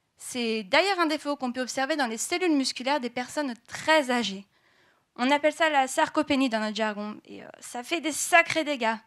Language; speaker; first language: French; native; French